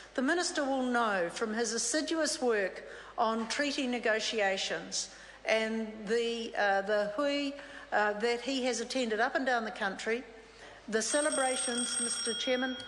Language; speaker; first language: English; native; English